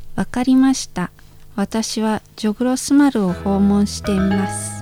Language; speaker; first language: Japanese; non-native, fluent; Indonesian